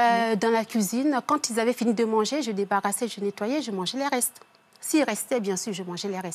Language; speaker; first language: French; early bilingual, other home language; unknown